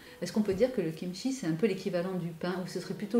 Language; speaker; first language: French; native; French